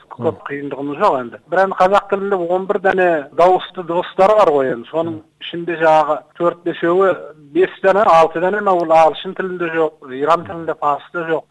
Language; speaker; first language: Kazakh; early bilingual, heritage; Kazakh